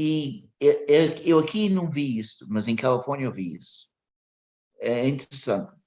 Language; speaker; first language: Portuguese; early bilingual, heritage; English